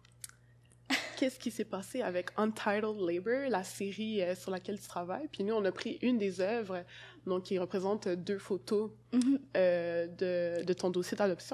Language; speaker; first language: French; native; French